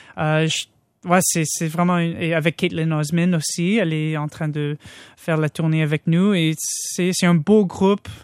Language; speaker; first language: French; non-native, local second language; English